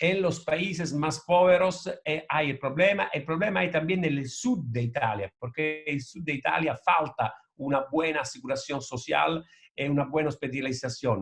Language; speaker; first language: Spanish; non-native, fluent; Italian